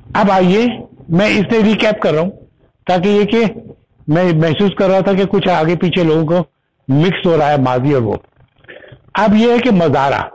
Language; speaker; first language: Urdu; native; Urdu